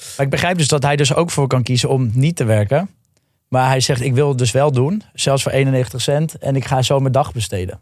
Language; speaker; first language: Dutch; native; Dutch